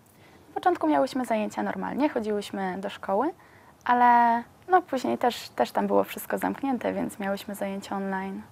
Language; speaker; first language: Polish; native; Polish